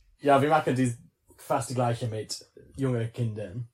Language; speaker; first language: German; non-native, learner; English